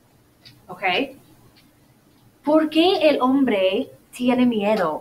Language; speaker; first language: Spanish; non-native, fluent; English